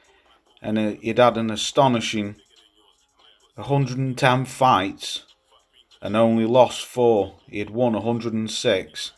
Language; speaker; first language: English; native; English